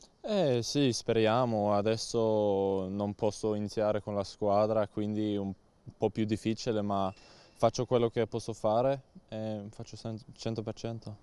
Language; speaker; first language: Italian; non-native, learner; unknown